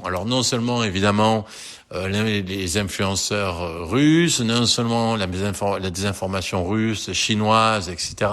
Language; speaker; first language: French; native; French